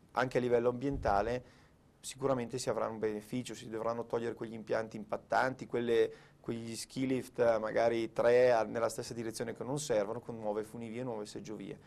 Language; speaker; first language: Italian; native; Italian